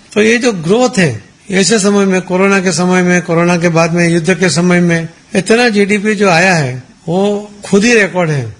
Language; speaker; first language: Hindi; non-native, local second language; Gujarati